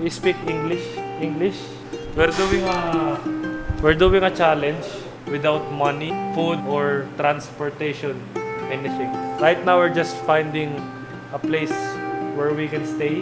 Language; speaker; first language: English; non-native, local second language; Filipino